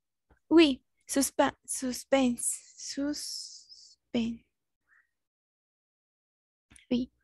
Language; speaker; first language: French; non-native, learner; Spanish